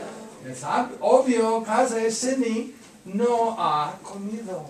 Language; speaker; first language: Spanish; non-native, fluent; English